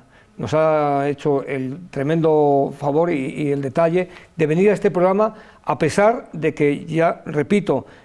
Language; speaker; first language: Spanish; native; Spanish